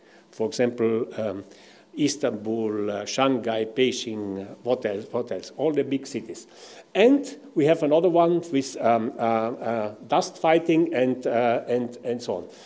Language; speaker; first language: English; non-native, fluent; German